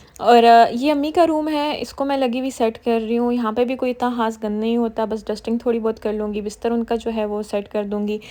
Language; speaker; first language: Urdu; native; Urdu